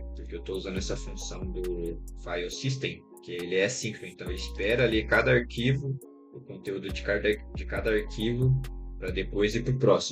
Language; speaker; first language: Portuguese; native; Portuguese